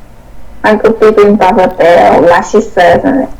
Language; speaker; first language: Korean; non-native, learner; Vietnamese